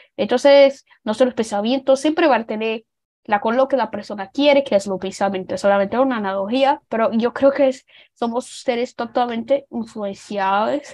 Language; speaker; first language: Spanish; non-native, learner; Portuguese